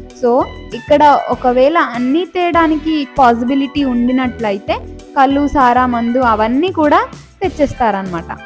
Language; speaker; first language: Telugu; non-native, local second language; Lambadi